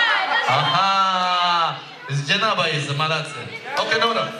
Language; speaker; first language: Russian; non-native, learner; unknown